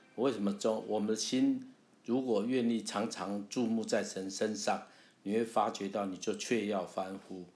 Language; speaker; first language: Chinese; native; Chinese